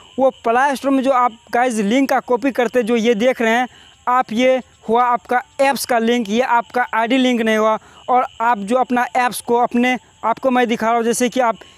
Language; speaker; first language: Hindi; native; Hindi